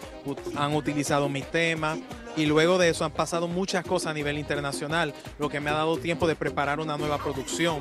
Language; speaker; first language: Spanish; native; Spanish